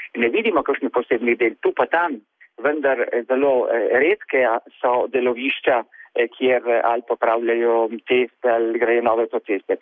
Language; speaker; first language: Slovenian; native; Slovenian